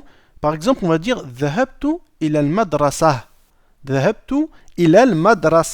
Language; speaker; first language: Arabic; non-native, fluent; French